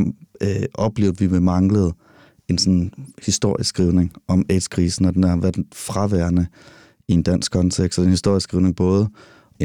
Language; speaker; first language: Danish; native; Danish